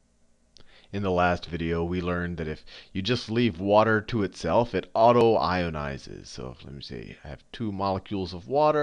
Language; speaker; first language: English; native; English